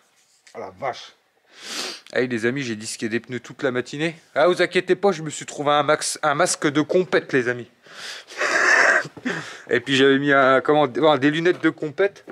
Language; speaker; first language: French; native; French